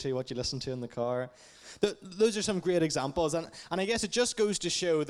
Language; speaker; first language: English; native; English